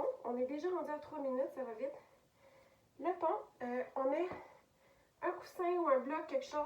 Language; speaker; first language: French; native; French